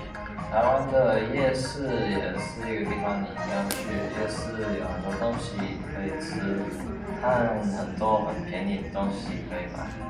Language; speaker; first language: Chinese; early bilingual, heritage; Chinese